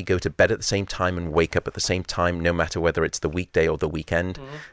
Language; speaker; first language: English; native; English